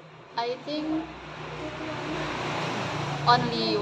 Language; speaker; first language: English; non-native, learner; Indonesian